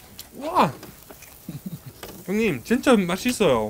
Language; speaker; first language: Korean; non-native, learner; English